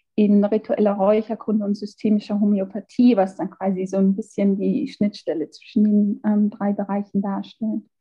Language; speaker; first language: German; native; German